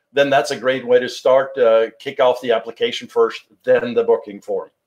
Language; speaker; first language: English; non-native, fluent; Norwegian